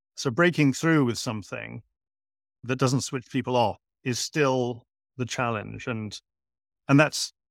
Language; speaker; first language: English; native; English